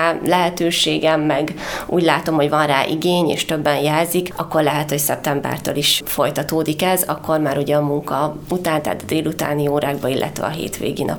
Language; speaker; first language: Hungarian; native; Hungarian